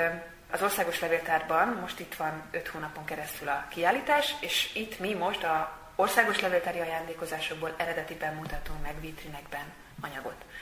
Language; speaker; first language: Hungarian; native; Hungarian